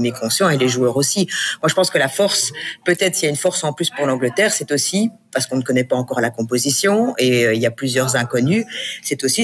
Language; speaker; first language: French; native; French